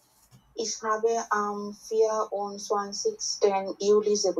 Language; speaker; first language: German; non-native, learner; Bangla